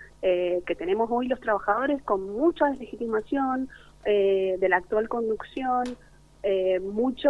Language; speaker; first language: Spanish; native; Spanish